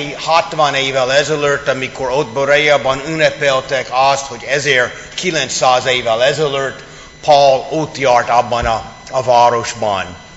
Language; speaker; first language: Hungarian; non-native, fluent; English